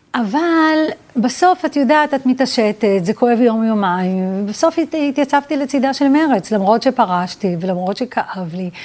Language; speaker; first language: Hebrew; early bilingual, other home language; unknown